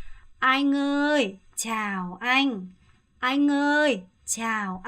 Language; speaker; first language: Vietnamese; non-native, fluent; Korean